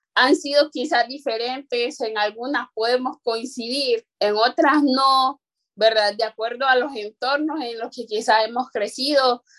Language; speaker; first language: Spanish; non-native, local second language; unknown